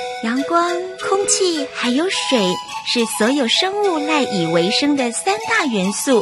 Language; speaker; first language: Chinese; native; Chinese